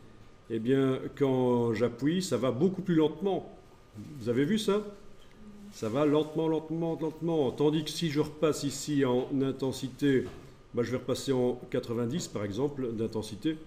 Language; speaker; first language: French; native; French